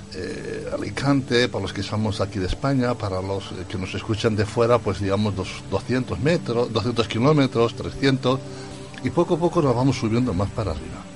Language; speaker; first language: Spanish; native; Spanish